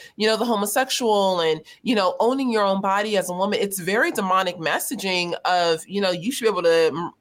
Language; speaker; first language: English; native; English